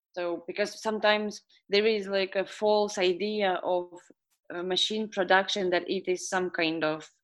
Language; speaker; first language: English; non-native, fluent; Estonian